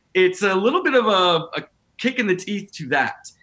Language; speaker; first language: English; native; English